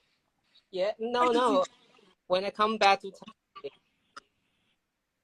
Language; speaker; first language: English; non-native, learner; Chinese